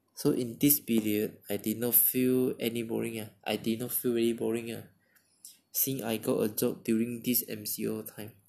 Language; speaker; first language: English; non-native, local second language; Chinese